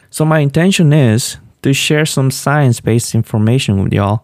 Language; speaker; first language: English; non-native, fluent; Spanish